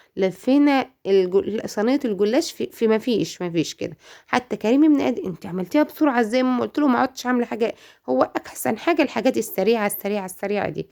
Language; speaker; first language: Arabic; native; Arabic